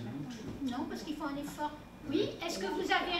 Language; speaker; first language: French; native; French